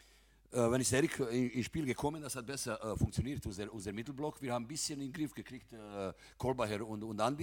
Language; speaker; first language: German; non-native, fluent; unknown